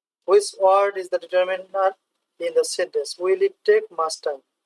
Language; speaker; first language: English; non-native, local second language; Bangla